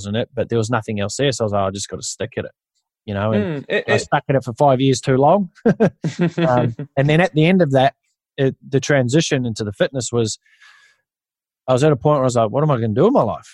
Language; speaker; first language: English; native; English